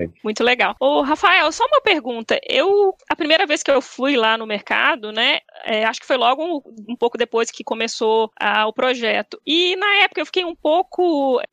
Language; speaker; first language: Portuguese; native; Portuguese